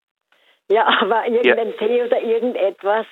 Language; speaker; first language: German; native; German